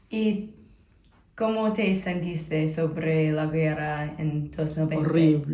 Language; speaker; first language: Spanish; non-native, fluent; English